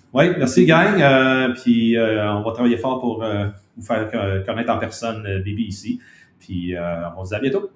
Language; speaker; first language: French; native; French